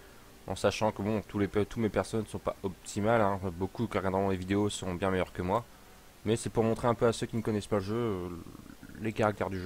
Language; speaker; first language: French; native; French